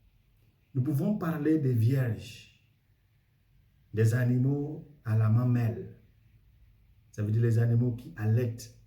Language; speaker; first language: French; non-native, fluent; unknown